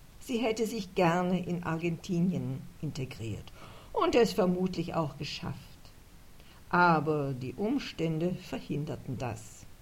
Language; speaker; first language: German; native; German